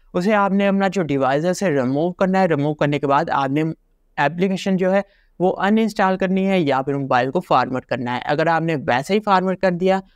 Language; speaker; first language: Urdu; non-native, local second language; Punjabi